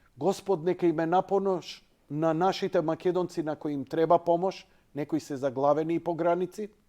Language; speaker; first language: Macedonian; native; Macedonian